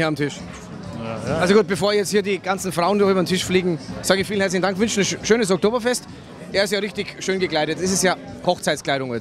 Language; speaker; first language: German; native; German